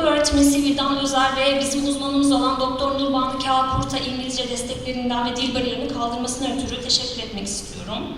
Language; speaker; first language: Turkish; native; Turkish